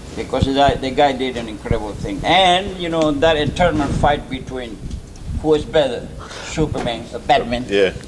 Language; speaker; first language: English; non-native, fluent; Spanish